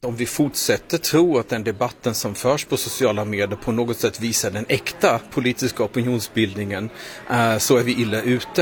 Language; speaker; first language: Swedish; native; Swedish